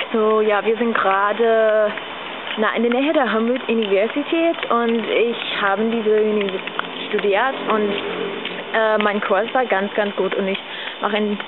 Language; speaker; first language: German; non-native, learner; English